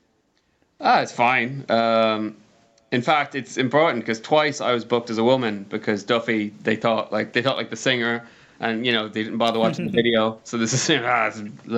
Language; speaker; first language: English; native; English